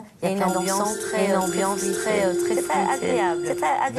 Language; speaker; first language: French; native; French